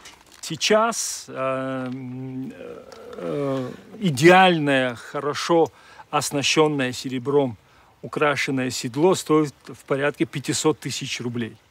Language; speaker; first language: Russian; native; Russian